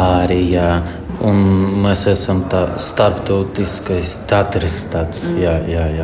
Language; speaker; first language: Latvian; non-native, learner; Russian